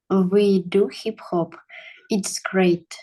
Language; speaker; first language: English; non-native, learner; Russian